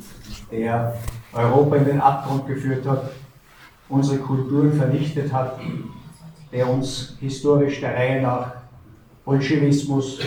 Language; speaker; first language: German; native; German